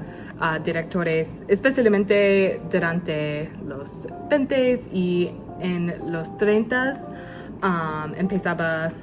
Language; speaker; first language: Spanish; non-native, learner; English